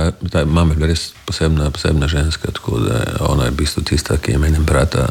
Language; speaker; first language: Slovenian; native; Slovenian